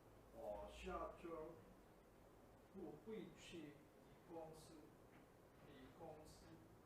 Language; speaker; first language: Chinese; non-native, learner; Korean